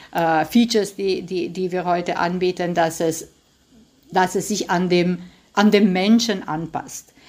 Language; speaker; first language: German; non-native, fluent; Romanian